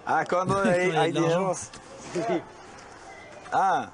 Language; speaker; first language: Spanish; non-native, learner; French